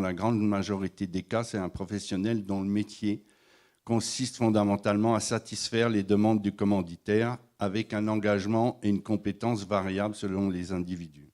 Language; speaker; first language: French; native; French